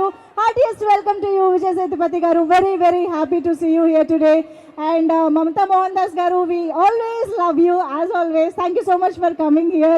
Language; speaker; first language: Telugu; native; Telugu